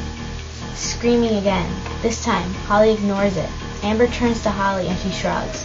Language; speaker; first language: English; native; English